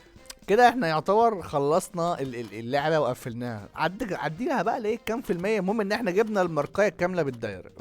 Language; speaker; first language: Arabic; native; Arabic